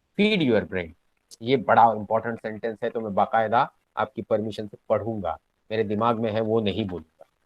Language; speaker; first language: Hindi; non-native, local second language; Marathi